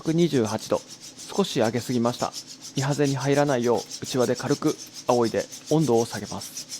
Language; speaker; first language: Japanese; native; Japanese